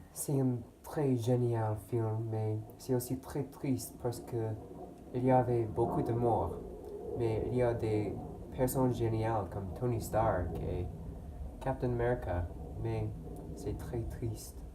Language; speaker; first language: French; non-native, learner; English